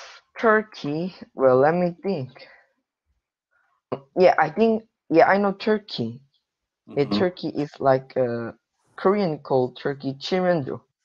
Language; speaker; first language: English; non-native, learner; Korean